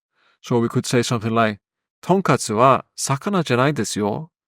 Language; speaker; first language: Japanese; non-native, fluent; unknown